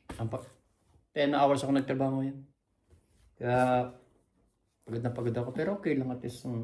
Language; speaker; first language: Filipino; native; Filipino